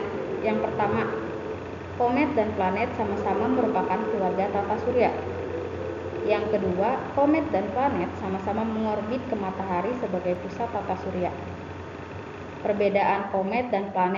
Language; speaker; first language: Indonesian; native; Indonesian